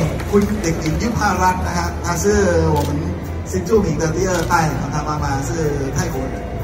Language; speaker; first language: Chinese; non-native, learner; Thai